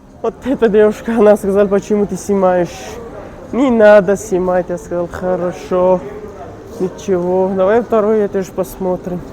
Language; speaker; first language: Russian; non-native, learner; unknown